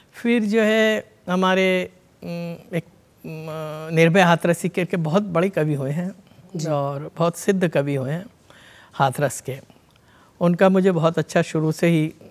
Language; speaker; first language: Hindi; non-native, local second language; Marwari